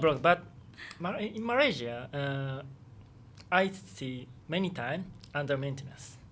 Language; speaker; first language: English; non-native, learner; Japanese